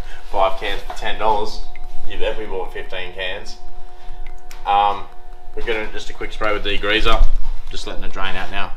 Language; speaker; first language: English; native; English